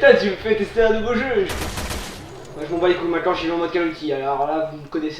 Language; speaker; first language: French; native; French